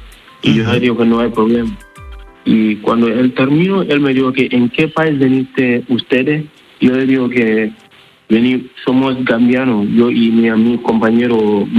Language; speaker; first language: Spanish; non-native, learner; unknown